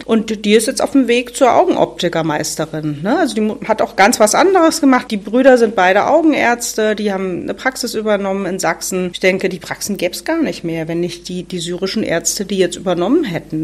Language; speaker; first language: German; native; German